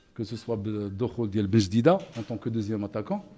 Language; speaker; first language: French; non-native, local second language; Arabic